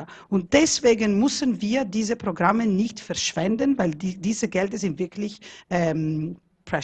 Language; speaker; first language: German; non-native, fluent; Italian